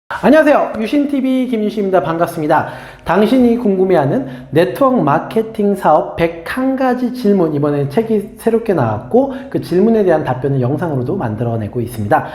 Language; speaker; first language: Korean; native; Korean